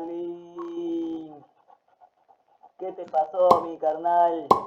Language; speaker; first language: Spanish; native; Spanish